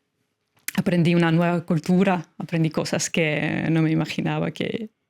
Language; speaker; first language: Spanish; non-native, fluent; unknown